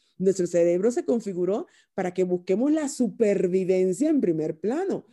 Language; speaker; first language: Spanish; native; Spanish